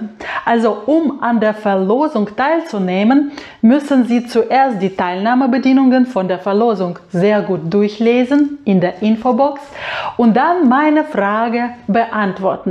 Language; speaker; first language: German; non-native, fluent; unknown